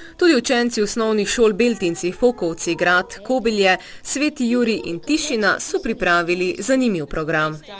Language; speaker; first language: Slovenian; native; Slovenian